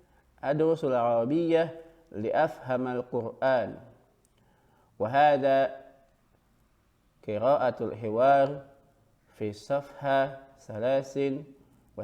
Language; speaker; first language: Arabic; non-native, fluent; Indonesian